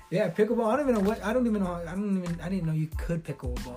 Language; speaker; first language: English; early bilingual, other home language; Spanish